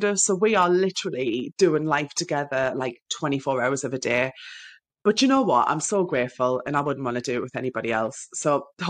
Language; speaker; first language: English; native; English